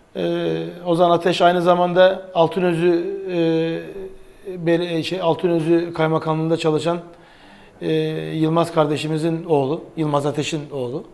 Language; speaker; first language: Turkish; native; Turkish